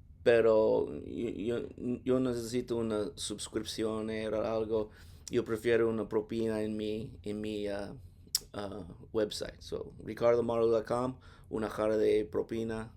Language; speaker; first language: Spanish; non-native, learner; English